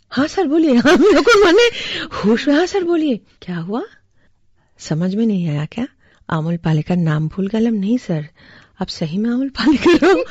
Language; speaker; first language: Hindi; non-native, local second language; Bangla